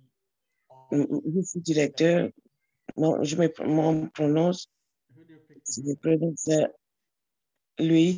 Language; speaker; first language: French; non-native, learner; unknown